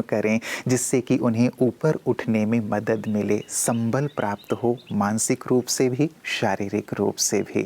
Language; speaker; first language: Hindi; native; Hindi